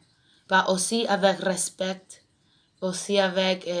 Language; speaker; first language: French; non-native, learner; Spanish